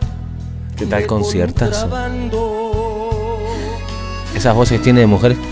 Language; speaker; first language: Spanish; native; Spanish